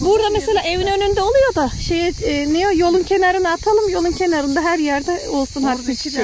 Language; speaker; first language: Turkish; native; Turkish